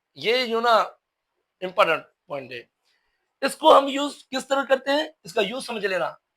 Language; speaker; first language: Urdu; non-native, local second language; Sindhi